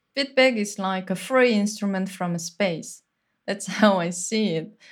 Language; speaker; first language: English; non-native, fluent; Korean